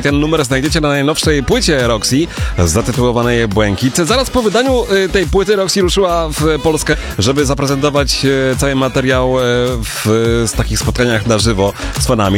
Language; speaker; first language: Polish; native; Polish